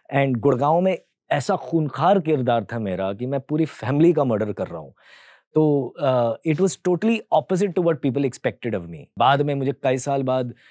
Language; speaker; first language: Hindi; early bilingual, heritage; Hindi